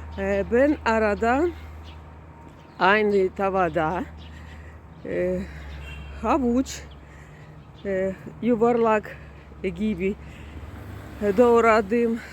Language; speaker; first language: Turkish; non-native, learner; Russian